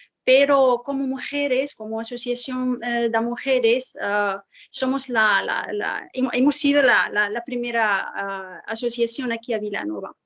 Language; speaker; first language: Spanish; non-native, fluent; Arabic